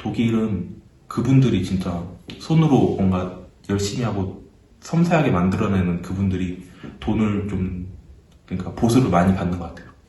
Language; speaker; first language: Korean; native; Korean